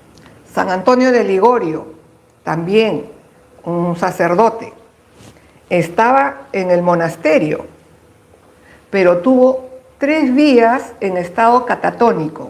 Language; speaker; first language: Spanish; native; Spanish